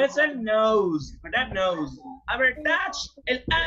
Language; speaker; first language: Spanish; native; Spanish